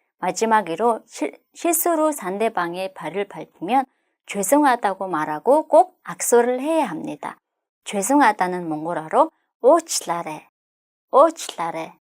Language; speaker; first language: Korean; non-native, fluent; Mongolian